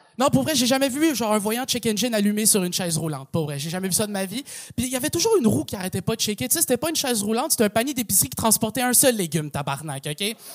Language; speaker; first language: French; early bilingual, other home language; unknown